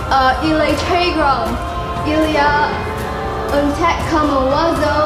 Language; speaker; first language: French; non-native, learner; English